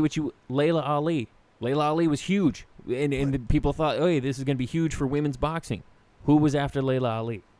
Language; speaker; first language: English; native; English